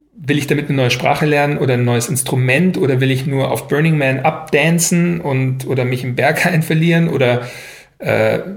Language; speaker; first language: German; native; German